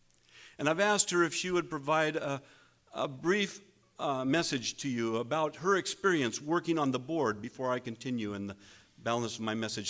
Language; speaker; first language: English; native; English